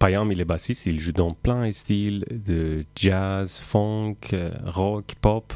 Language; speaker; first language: French; non-native, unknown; Persian